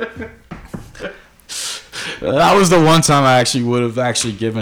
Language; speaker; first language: English; native; English